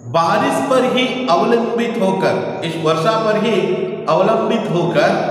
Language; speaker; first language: Hindi; non-native, local second language; Kannada